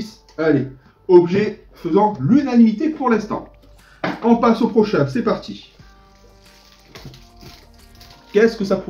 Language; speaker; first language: French; native; French